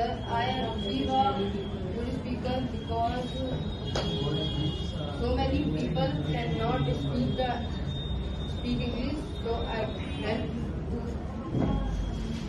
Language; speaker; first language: English; non-native, learner; Hindi